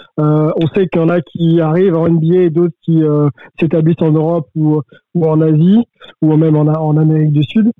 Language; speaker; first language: French; native; French